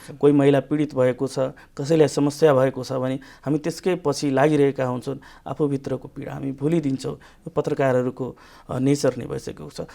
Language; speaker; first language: Nepali; non-native, local second language; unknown